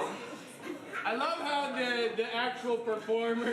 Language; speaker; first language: English; native; English